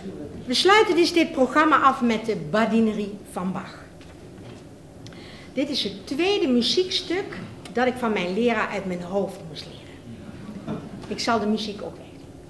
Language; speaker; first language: Dutch; native; Dutch